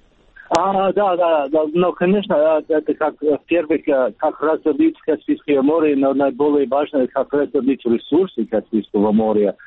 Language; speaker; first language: Russian; non-native, learner; English